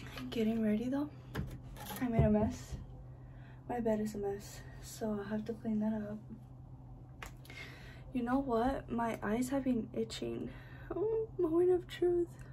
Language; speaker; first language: English; early bilingual, other home language; Spanish